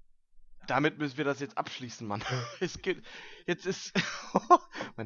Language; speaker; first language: German; native; German